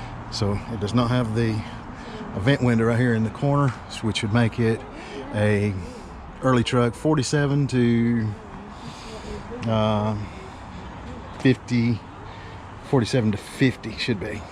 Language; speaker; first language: English; native; English